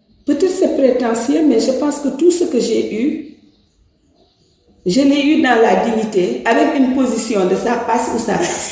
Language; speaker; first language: French; non-native, local second language; Wolof